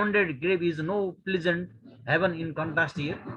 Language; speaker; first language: English; non-native, local second language; Nepali